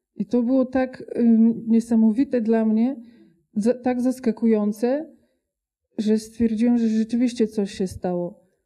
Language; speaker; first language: Polish; non-native, fluent; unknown